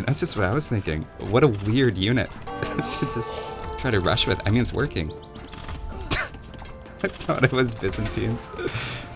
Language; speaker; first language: English; native; English